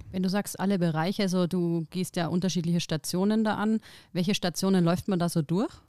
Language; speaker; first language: German; native; German